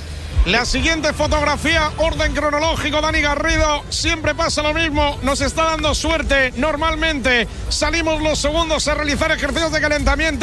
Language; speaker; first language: Spanish; native; Spanish